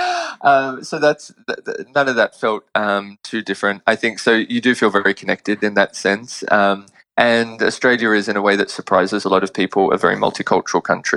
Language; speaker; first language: English; native; English